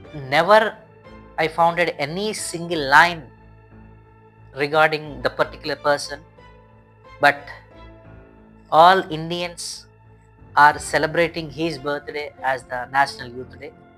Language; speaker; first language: English; non-native, local second language; Telugu